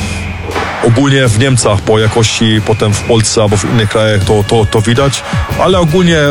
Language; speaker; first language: Polish; early bilingual, heritage; Polish